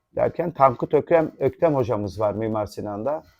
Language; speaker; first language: Turkish; native; Turkish